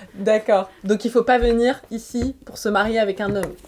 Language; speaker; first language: French; native; French